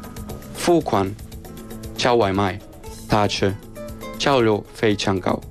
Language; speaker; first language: Chinese; non-native, fluent; Spanish